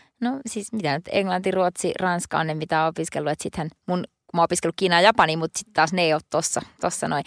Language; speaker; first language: Finnish; native; Finnish